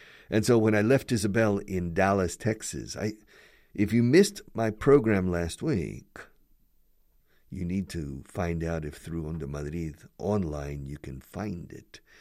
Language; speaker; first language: English; native; English